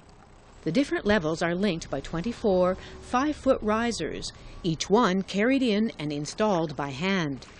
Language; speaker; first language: English; native; English